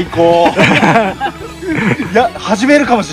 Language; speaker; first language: Japanese; native; Japanese